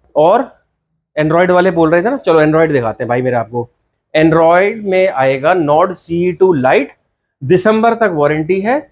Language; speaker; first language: Hindi; native; Hindi